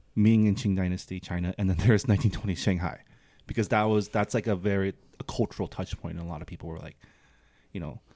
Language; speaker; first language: English; early bilingual, other home language; Chinese